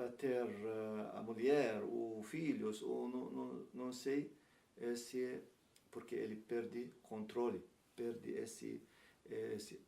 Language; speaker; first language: Portuguese; non-native, learner; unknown